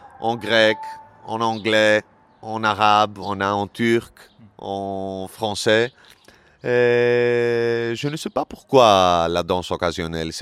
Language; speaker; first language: French; non-native, learner; Greek